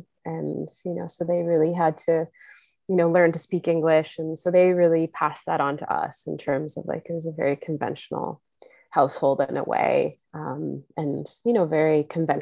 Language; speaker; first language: English; native; English